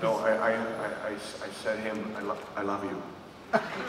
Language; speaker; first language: English; non-native, fluent; Czech